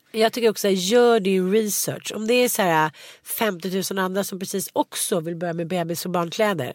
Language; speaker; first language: Swedish; native; Swedish